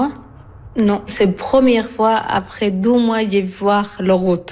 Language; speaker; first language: French; non-native, learner; Arabic